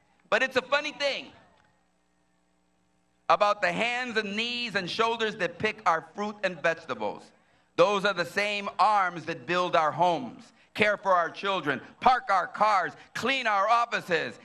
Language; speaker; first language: English; early bilingual, other home language; Spanish